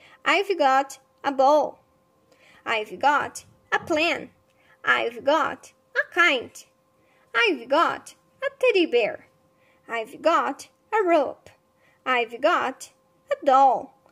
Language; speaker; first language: English; non-native, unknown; Portuguese